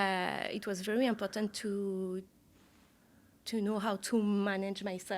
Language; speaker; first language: English; non-native, learner; French